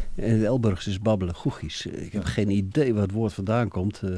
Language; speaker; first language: Dutch; native; Dutch